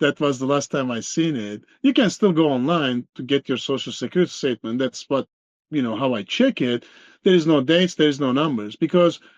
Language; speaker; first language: English; non-native, fluent; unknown